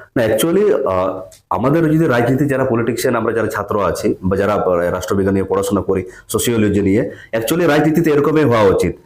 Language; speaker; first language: Bangla; non-native, local second language; Santali